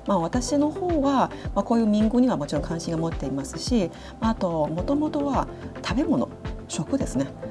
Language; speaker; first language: Japanese; non-native, fluent; Chinese